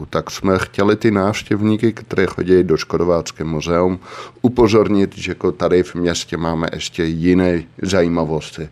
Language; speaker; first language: Czech; non-native, fluent; Dutch